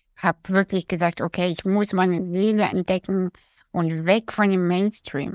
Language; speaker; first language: German; early bilingual, other home language; Russian